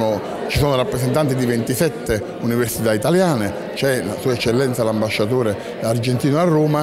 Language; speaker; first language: Italian; native; Italian